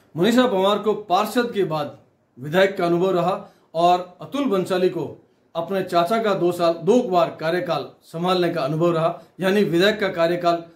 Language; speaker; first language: Hindi; native; Hindi